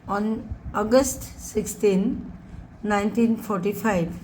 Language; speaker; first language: English; non-native, local second language; Assamese